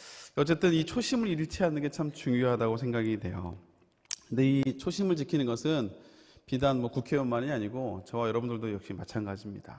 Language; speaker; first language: Korean; native; Korean